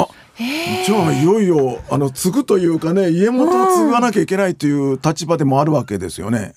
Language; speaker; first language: Japanese; native; Japanese